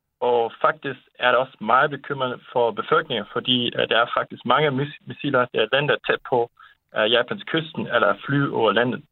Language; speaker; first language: Danish; non-native, fluent; Japanese